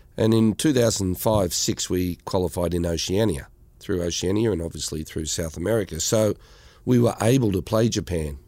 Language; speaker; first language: English; native; English